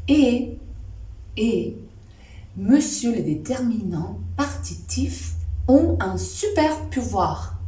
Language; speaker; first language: French; non-native, fluent; Spanish